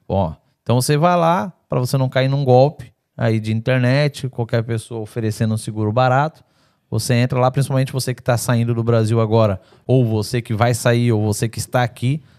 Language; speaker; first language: Portuguese; native; Portuguese